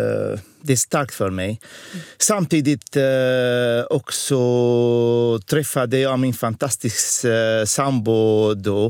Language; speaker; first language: Swedish; non-native, fluent; Arabic